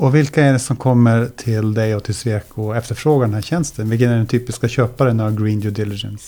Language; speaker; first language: Swedish; native; Swedish